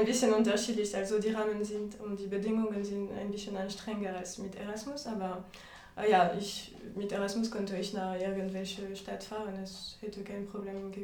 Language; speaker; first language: German; non-native, fluent; French